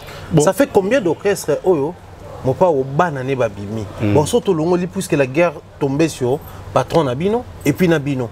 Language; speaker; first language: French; non-native, local second language; Lingala